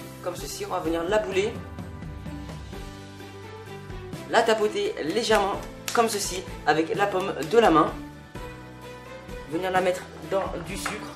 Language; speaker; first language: French; native; French